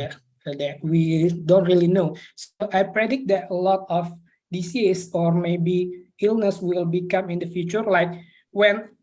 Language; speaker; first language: English; non-native, learner; Indonesian